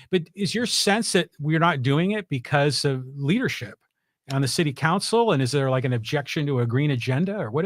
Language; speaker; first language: English; native; English